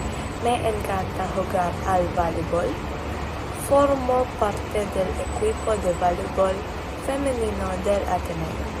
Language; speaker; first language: Spanish; non-native, learner; Filipino